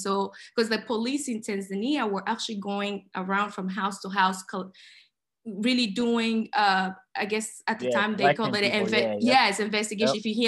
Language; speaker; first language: English; non-native, fluent; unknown